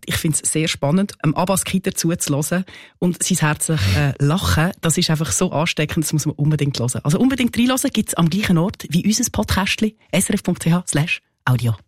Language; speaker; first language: German; native; German